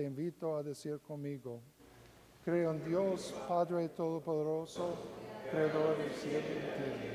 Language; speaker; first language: Spanish; non-native, fluent; English